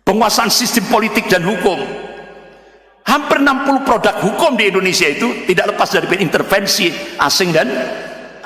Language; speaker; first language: Indonesian; non-native, local second language; Javanese